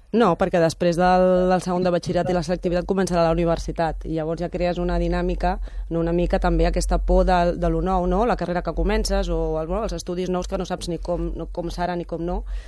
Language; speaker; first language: Catalan; non-native, local second language; Spanish